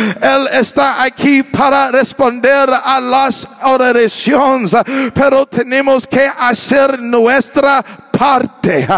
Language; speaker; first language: Spanish; non-native, learner; English